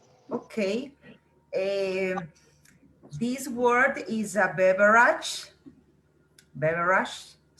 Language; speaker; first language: English; non-native, learner; Spanish